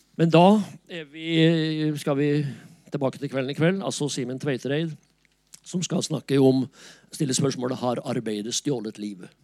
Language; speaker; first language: Norwegian; native; Norwegian